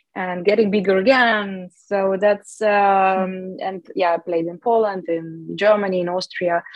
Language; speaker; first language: English; non-native, fluent; Russian